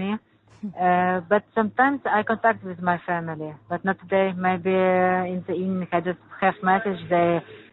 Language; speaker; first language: English; non-native, learner; Ukrainian